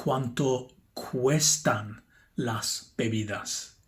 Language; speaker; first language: Spanish; non-native, fluent; English